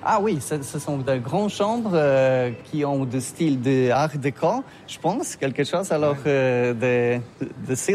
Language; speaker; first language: French; non-native, learner; Polish